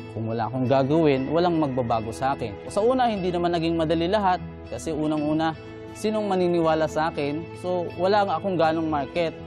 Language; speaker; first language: Filipino; non-native, local second language; Cebuano